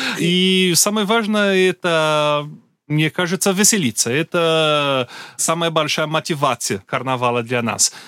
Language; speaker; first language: Russian; non-native, learner; Portuguese